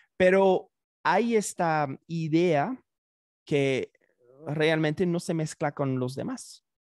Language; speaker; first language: Spanish; non-native, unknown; French